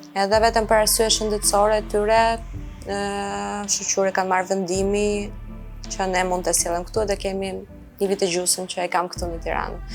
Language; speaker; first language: Albanian; non-native, fluent; Ukrainian